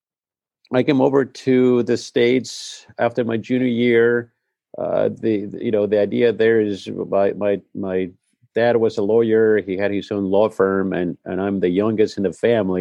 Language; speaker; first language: English; non-native, fluent; Spanish